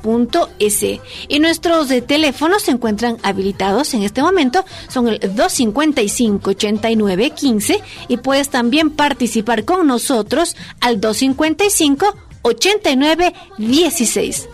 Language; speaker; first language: Spanish; native; Spanish